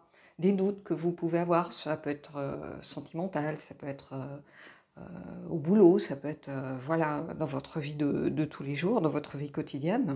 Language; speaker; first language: French; native; French